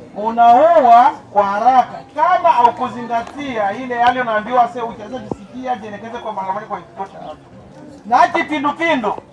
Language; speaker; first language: Swahili; native; Swahili